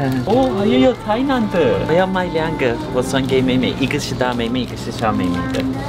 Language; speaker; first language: Chinese; non-native, learner; Turkish